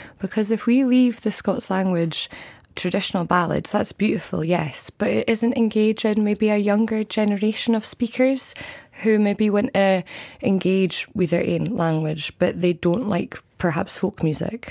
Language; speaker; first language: English; native; English